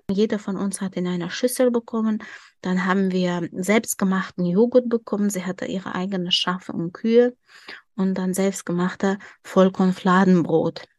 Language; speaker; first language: German; non-native, fluent; Tajik